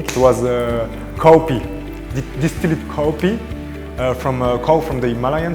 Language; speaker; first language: English; non-native, fluent; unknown